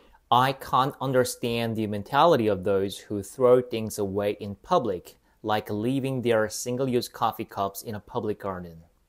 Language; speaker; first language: English; non-native, fluent; Korean